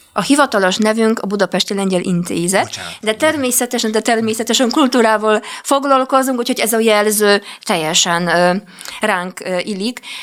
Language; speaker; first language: Hungarian; non-native, fluent; Polish